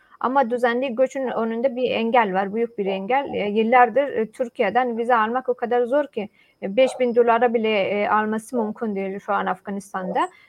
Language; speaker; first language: Turkish; non-native, fluent; Persian